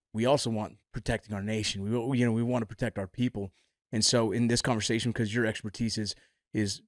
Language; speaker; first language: English; native; English